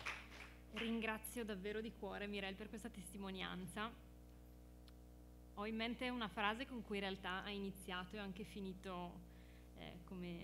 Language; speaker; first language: Italian; native; Italian